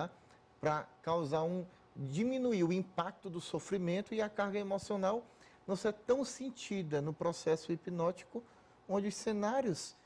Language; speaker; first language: Portuguese; native; Portuguese